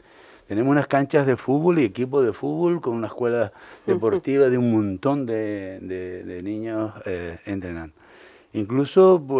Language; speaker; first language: Spanish; native; Spanish